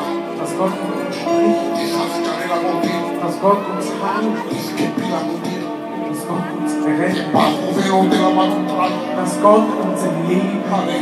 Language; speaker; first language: German; non-native, learner; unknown